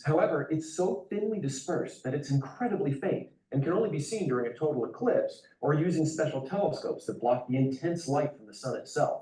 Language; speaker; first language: English; native; English